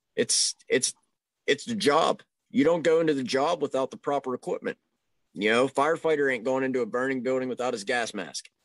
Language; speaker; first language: English; native; English